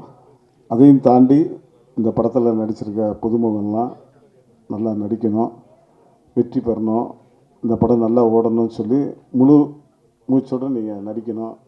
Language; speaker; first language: Tamil; native; Tamil